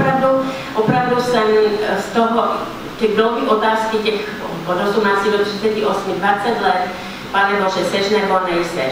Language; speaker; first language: Czech; non-native, fluent; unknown